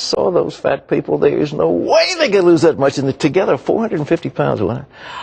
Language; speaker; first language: English; native; English